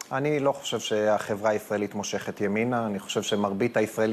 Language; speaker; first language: Hebrew; native; Hebrew